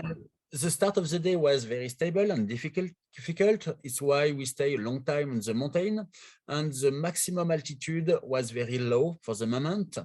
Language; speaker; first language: English; non-native, learner; French